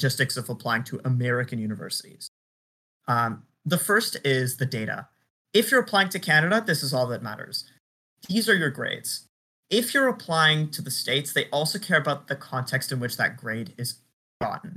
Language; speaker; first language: English; native; English